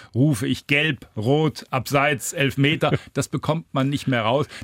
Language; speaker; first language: German; native; German